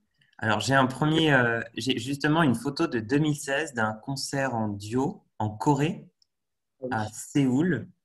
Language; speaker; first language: French; native; French